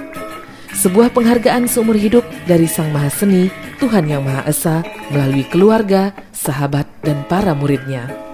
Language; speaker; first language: Indonesian; native; Indonesian